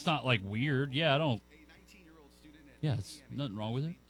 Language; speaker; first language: English; native; English